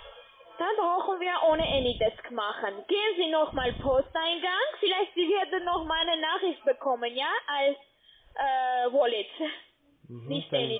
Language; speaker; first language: German; non-native, learner; Russian